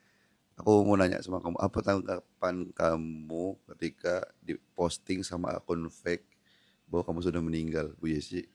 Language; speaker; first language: Indonesian; native; Indonesian